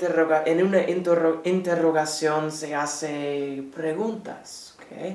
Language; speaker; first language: Spanish; non-native, fluent; English